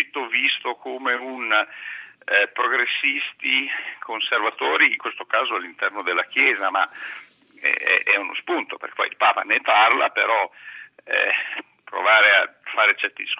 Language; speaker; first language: Italian; native; Italian